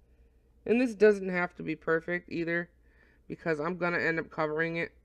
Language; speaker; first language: English; native; English